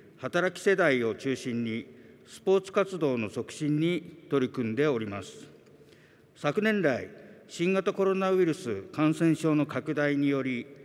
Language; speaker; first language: Japanese; native; Japanese